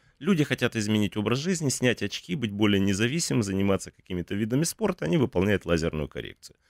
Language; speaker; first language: Russian; native; Russian